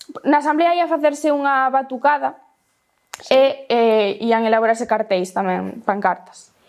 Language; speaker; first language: Galician; non-native, local second language; Spanish